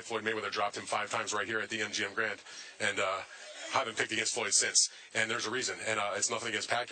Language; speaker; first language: English; native; English